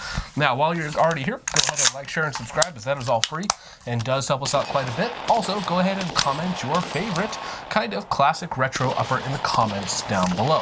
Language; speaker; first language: English; native; English